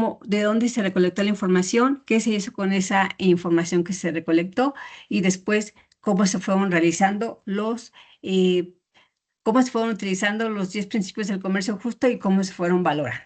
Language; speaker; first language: Spanish; native; Spanish